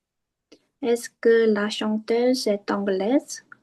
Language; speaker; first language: French; non-native, learner; Korean